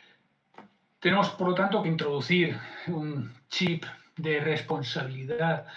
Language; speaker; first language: Spanish; native; Spanish